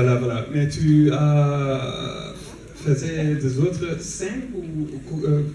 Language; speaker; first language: French; non-native, learner; English